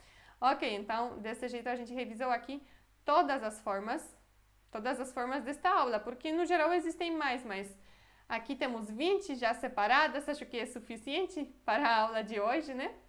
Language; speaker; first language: Portuguese; non-native, fluent; Polish